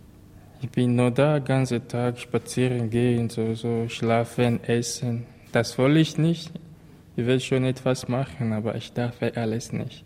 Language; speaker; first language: German; non-native, learner; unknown